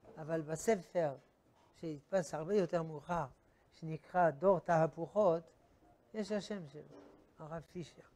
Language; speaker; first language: Hebrew; non-native, fluent; French